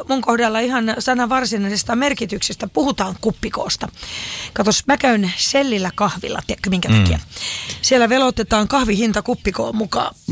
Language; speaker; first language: Finnish; native; Finnish